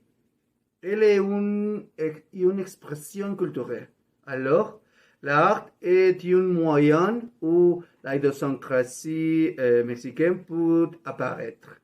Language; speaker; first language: French; non-native, learner; Spanish